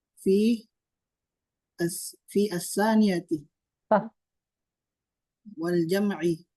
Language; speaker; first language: Arabic; non-native, learner; Indonesian